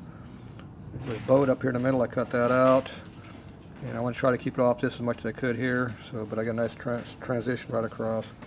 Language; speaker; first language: English; native; English